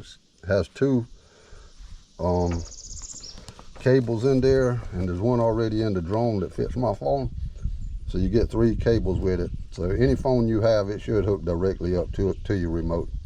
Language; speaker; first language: English; native; English